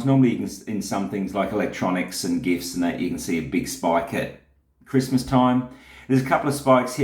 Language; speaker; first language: English; native; English